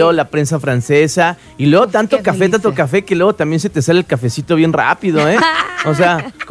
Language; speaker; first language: Spanish; native; Spanish